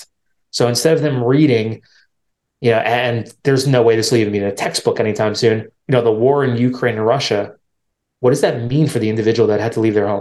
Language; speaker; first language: English; native; English